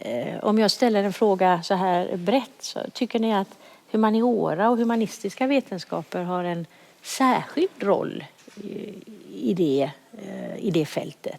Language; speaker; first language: Swedish; native; Swedish